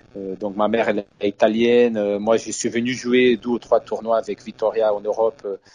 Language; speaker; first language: French; non-native, fluent; Portuguese